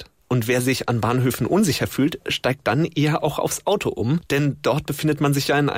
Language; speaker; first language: German; native; German